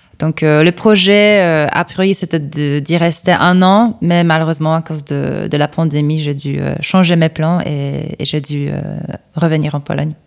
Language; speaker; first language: French; non-native, fluent; Polish